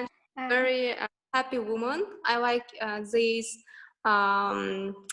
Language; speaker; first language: English; non-native, learner; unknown